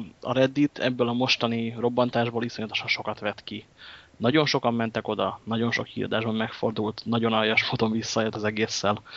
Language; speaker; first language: Hungarian; native; Hungarian